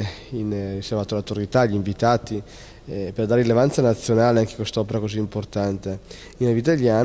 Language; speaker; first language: Italian; native; Italian